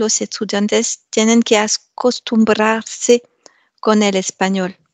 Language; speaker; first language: Spanish; non-native, learner; French